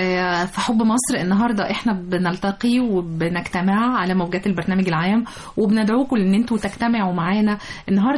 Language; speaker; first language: Arabic; native; Arabic